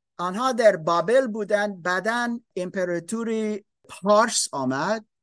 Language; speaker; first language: Persian; non-native, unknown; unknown